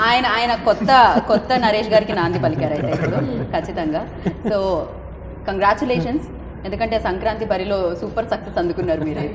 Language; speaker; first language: Telugu; native; Telugu